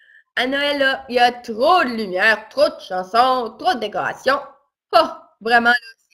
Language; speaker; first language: French; native; French